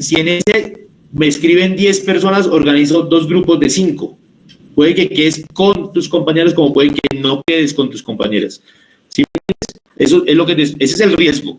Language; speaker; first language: Spanish; native; Spanish